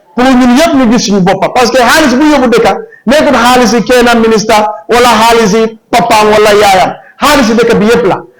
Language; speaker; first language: Wolof; non-native, local second language; Jola-Fonyi